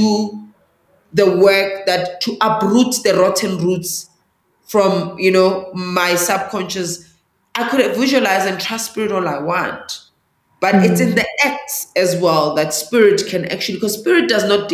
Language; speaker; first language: English; non-native, local second language; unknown